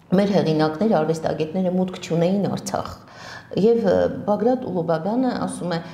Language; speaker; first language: Armenian; native; Armenian